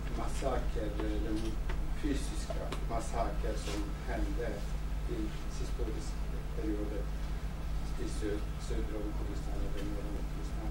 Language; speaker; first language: Swedish; non-native, fluent; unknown